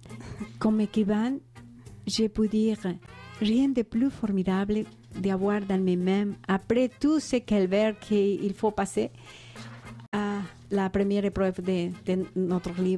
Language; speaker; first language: French; non-native, fluent; Spanish